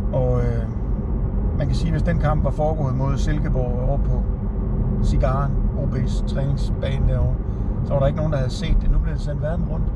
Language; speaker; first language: Danish; native; Danish